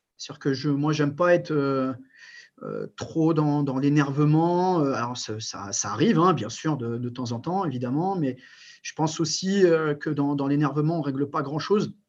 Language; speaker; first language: French; early bilingual, other home language; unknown